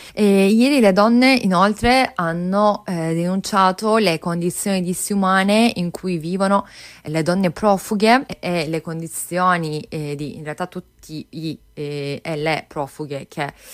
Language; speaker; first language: Italian; non-native, fluent; Turkish